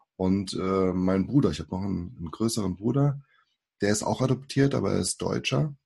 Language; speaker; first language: German; early bilingual, other home language; Portuguese